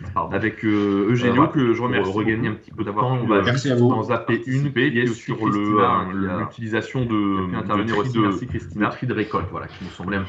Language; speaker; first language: French; native; French